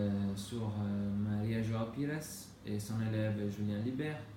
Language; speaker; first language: French; non-native, learner; Italian